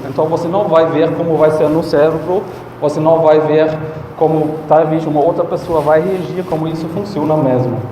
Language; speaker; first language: Portuguese; non-native, fluent; German